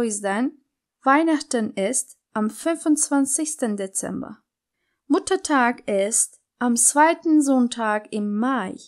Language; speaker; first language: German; non-native, fluent; Turkish